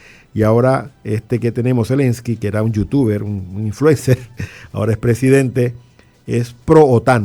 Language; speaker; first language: Spanish; native; Spanish